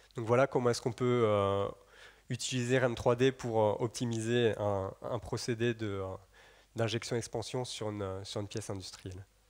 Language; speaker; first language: French; native; French